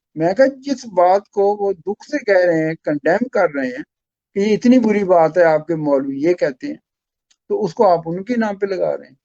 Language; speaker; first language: Urdu; non-native, local second language; Pashto